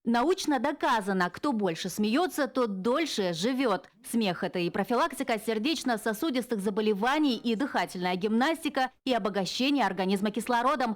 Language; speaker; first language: Russian; native; Russian